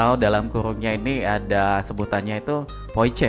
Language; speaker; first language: Indonesian; native; Indonesian